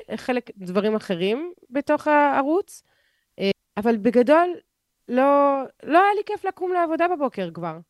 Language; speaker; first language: Hebrew; non-native, fluent; French